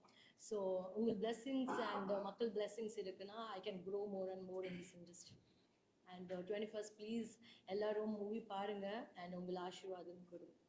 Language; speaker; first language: Tamil; non-native, learner; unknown